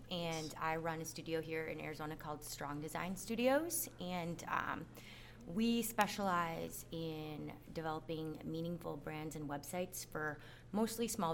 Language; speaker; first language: English; native; English